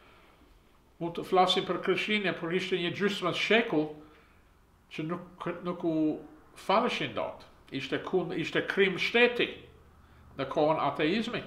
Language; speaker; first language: Albanian; early bilingual, heritage; Albanian